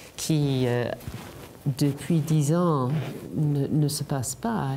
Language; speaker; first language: French; non-native, fluent; English